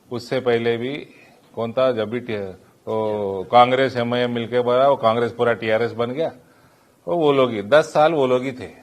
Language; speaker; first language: Hindi; non-native, local second language; Telugu